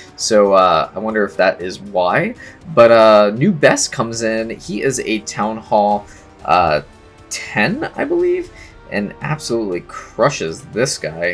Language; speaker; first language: English; native; English